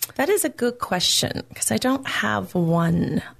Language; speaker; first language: English; native; English